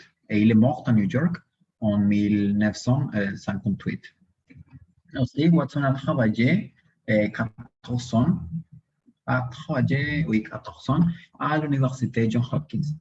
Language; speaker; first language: French; non-native, learner; Spanish